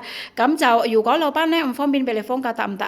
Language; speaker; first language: Cantonese; native; Cantonese